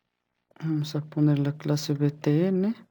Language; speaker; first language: Spanish; native; Spanish